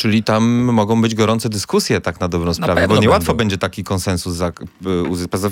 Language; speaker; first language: Polish; native; Polish